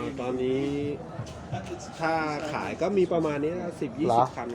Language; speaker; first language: Thai; native; Thai